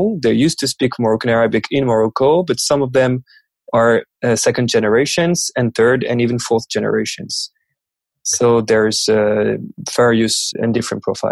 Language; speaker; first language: English; non-native, fluent; French